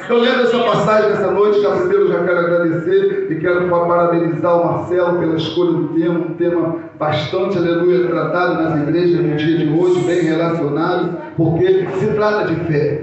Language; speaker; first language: Portuguese; native; Portuguese